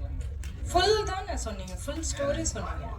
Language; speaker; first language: Tamil; non-native, local second language; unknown